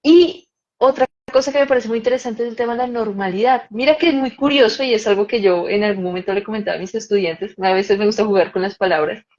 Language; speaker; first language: Spanish; native; Spanish